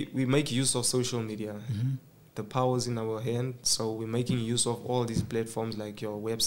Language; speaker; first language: English; non-native, local second language; Xhosa